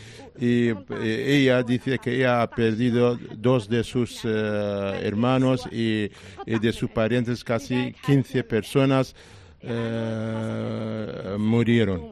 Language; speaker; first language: Spanish; non-native, fluent; Arabic